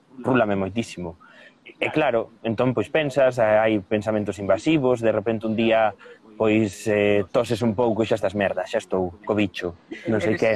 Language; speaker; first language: Galician; non-native, local second language; Spanish